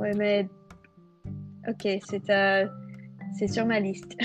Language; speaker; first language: French; non-native, fluent; English